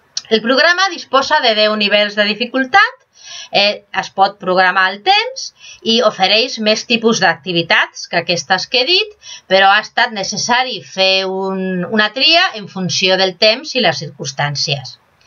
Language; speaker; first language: Catalan; non-native, local second language; Spanish